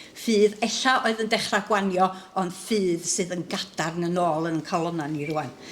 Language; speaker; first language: Welsh; native; Welsh